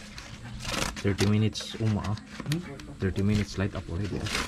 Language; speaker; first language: English; non-native, learner; Filipino